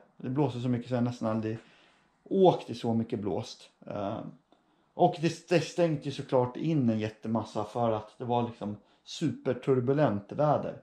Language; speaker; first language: Swedish; native; Swedish